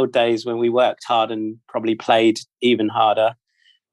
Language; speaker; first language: English; native; English